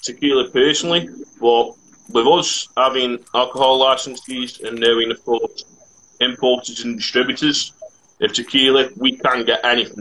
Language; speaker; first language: English; native; English